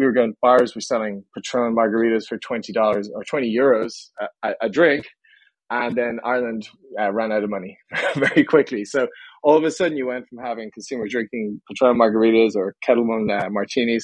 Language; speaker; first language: English; native; English